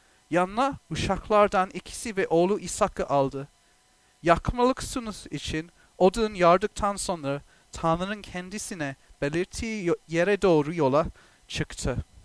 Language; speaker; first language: Turkish; non-native, fluent; English